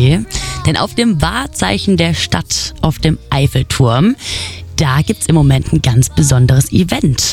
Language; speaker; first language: German; native; German